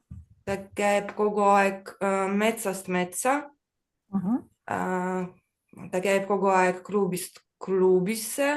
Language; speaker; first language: Estonian; non-native, learner; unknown